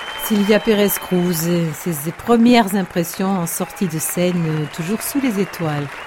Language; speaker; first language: French; native; French